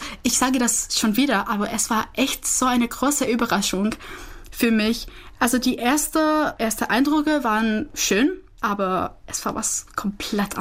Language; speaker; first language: German; non-native, fluent; Czech